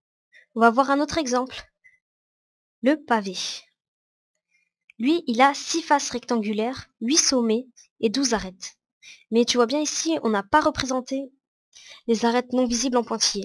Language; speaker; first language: French; native; French